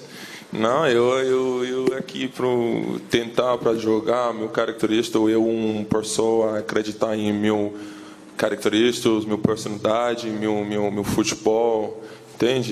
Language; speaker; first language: Portuguese; non-native, learner; English